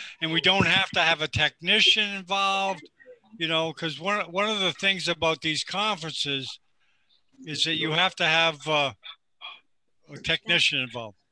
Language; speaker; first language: English; native; English